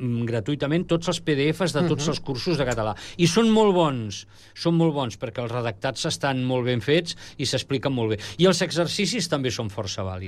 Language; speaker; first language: Catalan; native; Catalan